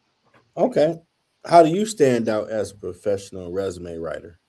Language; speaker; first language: English; native; English